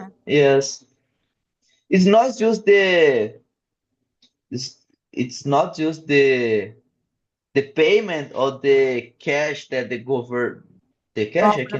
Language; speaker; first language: English; non-native, learner; Portuguese